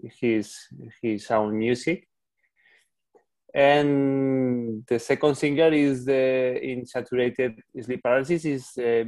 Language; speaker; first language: English; non-native, learner; Spanish